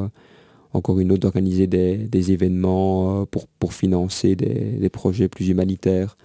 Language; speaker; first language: French; native; French